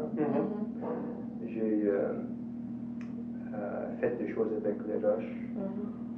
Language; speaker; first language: French; non-native, local second language; English